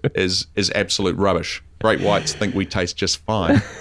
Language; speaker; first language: English; native; English